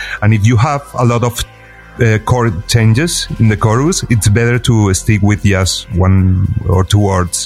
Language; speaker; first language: English; non-native, fluent; Spanish